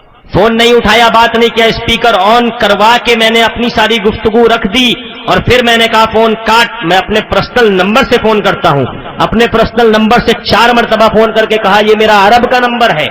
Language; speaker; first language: Urdu; native; Urdu